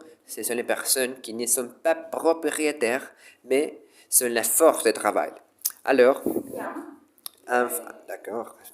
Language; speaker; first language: French; non-native, learner; Spanish